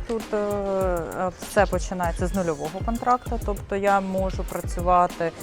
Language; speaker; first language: Ukrainian; native; Ukrainian